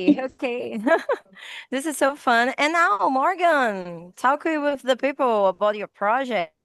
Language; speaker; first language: English; non-native, learner; Portuguese